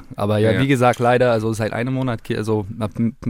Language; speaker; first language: German; non-native, fluent; English